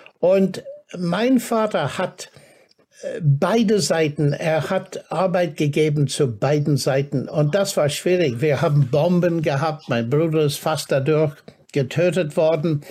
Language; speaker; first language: German; non-native, fluent; English